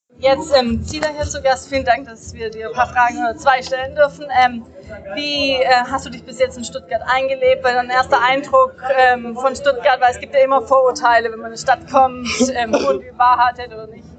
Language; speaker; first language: German; native; German